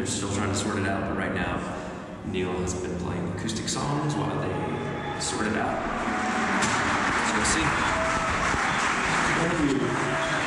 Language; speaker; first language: English; native; English